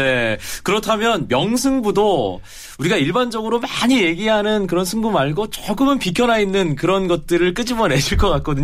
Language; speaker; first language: Korean; native; Korean